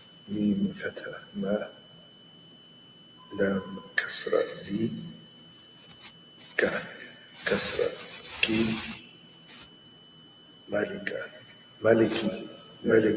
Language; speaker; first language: Arabic; non-native, learner; English